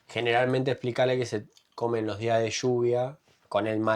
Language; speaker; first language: Spanish; native; Spanish